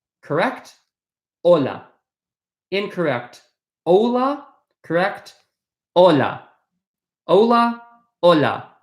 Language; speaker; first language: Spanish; non-native, fluent; English